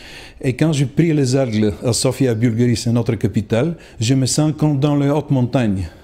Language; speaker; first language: French; non-native, learner; Bulgarian